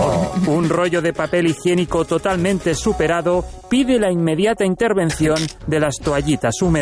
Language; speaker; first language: Spanish; native; Spanish